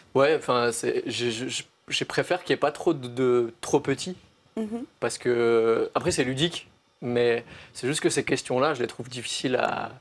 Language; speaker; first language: French; native; French